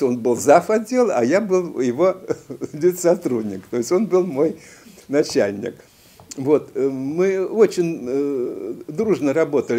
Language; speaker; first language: Russian; native; Russian